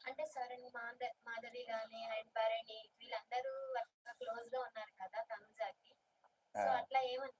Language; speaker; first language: Telugu; native; Telugu